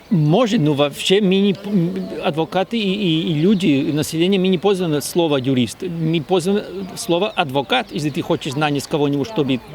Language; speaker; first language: Russian; non-native, fluent; Spanish